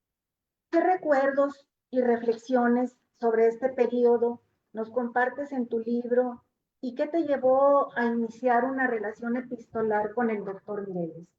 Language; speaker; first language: Spanish; native; Spanish